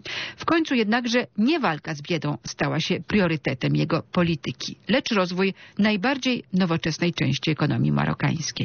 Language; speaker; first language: Polish; native; Polish